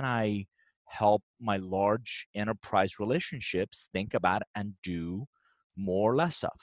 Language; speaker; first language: English; non-native, fluent; Persian